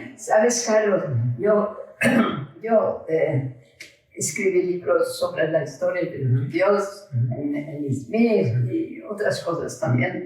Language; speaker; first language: Spanish; early bilingual, heritage; Ladino